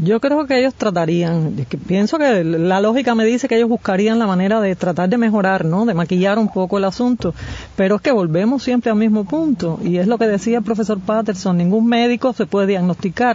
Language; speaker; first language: Spanish; native; Spanish